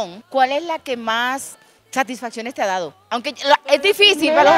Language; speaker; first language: Spanish; native; Spanish